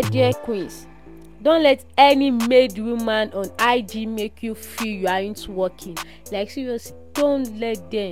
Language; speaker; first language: English; non-native, local second language; Yoruba